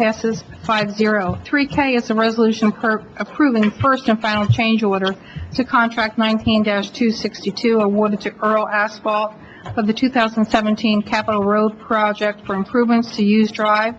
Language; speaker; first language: English; native; English